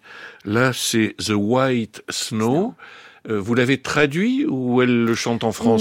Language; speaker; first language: French; native; French